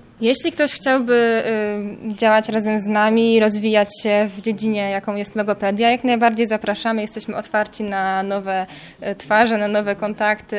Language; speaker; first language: Polish; native; Polish